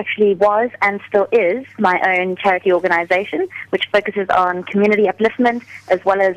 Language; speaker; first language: English; native; English